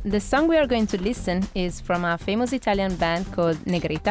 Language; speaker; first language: English; non-native, fluent; Italian